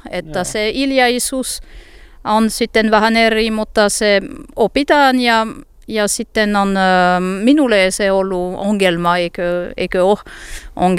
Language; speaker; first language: Finnish; non-native, fluent; French